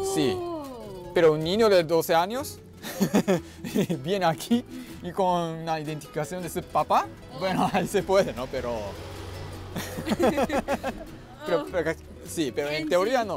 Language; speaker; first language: Spanish; non-native, fluent; Japanese